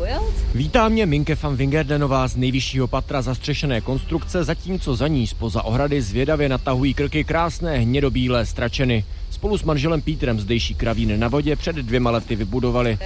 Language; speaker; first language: Czech; native; Czech